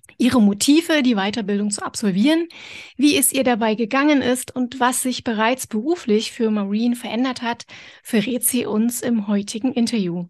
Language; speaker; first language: German; native; German